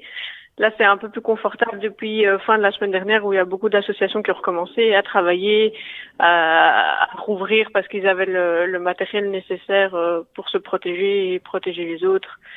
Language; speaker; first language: French; native; French